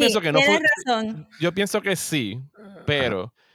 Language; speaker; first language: Spanish; native; Spanish